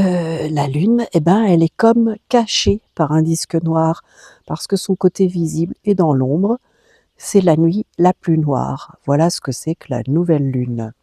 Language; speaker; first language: French; native; French